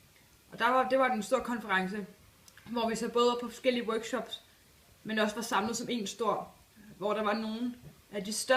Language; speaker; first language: Danish; native; Danish